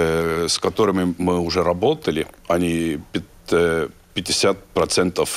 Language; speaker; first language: Russian; non-native, learner; Estonian